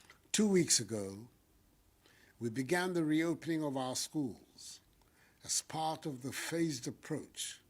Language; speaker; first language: English; non-native, local second language; Akan